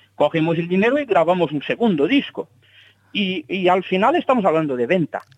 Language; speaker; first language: Spanish; early bilingual, other home language; Portuguese